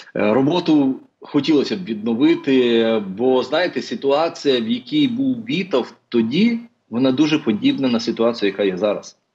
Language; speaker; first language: Ukrainian; non-native, local second language; Russian